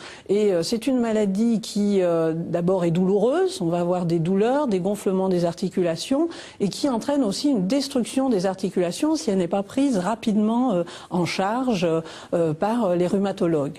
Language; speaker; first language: French; native; French